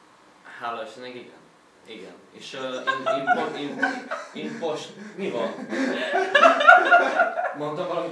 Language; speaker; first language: Hungarian; non-native, learner; Slovak